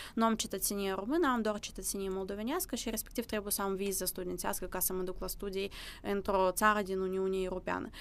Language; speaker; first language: Romanian; early bilingual, other home language; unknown